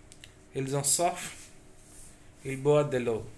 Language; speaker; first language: French; non-native, fluent; Tamil